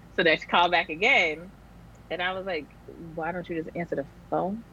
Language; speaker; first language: English; native; English